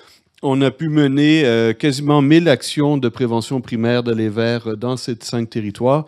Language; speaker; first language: French; native; French